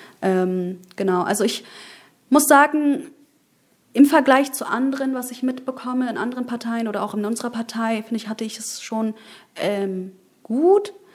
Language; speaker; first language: German; early bilingual, other home language; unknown